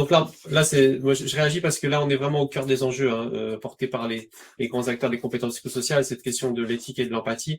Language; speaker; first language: French; native; French